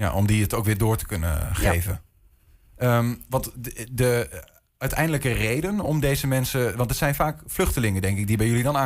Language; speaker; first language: Dutch; native; Dutch